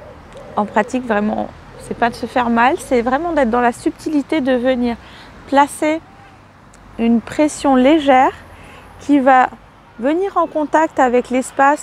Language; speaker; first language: French; native; French